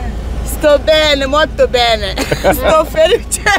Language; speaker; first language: Italian; non-native, learner; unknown